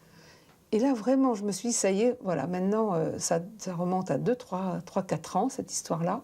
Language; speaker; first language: French; native; French